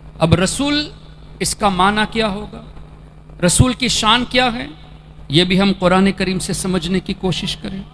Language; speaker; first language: Urdu; non-native, fluent; Memoni